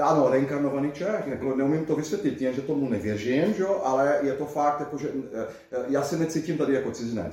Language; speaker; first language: Czech; non-native, fluent; Portuguese